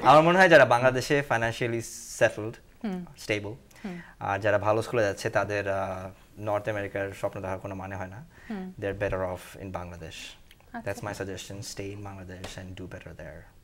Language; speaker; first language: Bangla; native; Bangla